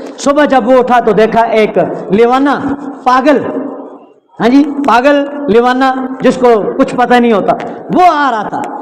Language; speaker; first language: Urdu; non-native, local second language; Pashto